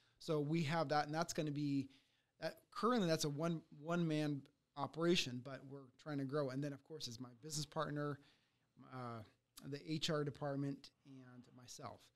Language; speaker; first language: English; early bilingual, other home language; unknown